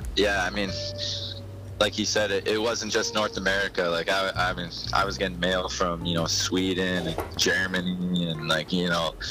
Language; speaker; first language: English; native; English